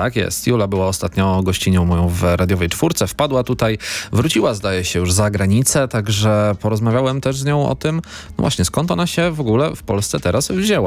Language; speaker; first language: Polish; native; Polish